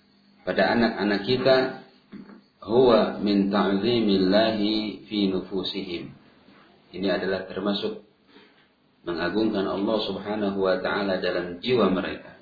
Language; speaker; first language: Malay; non-native, local second language; Sundanese